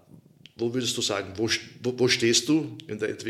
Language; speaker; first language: German; native; German